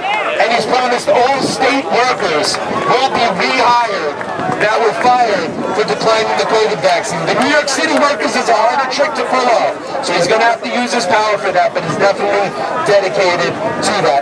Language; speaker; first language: English; native; English